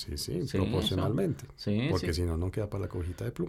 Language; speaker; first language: Spanish; native; Spanish